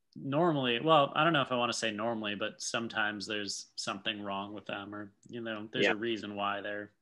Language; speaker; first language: English; native; English